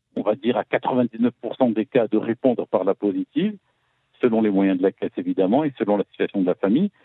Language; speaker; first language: French; native; French